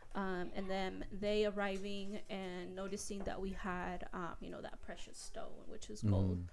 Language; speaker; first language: English; early bilingual, other home language; Spanish